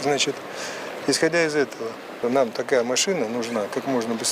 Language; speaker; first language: Russian; native; Russian